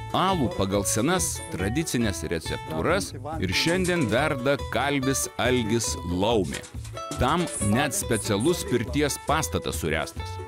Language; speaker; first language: Lithuanian; native; Lithuanian